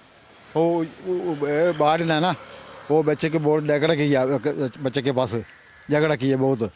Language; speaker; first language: Hindi; non-native, local second language; Malayalam